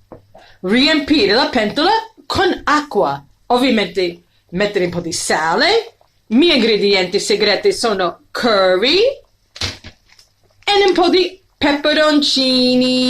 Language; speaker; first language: Italian; non-native, learner; English